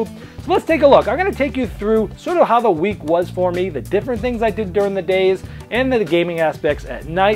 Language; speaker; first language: English; native; English